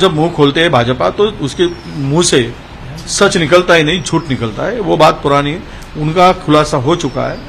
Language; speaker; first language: Hindi; non-native, local second language; Marathi